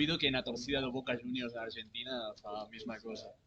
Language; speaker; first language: Portuguese; non-native, learner; Catalan